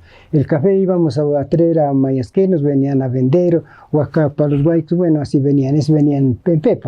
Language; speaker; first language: Spanish; native; Spanish